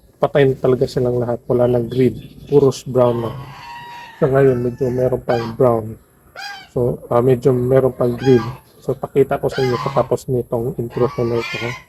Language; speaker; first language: Filipino; non-native, local second language; Cebuano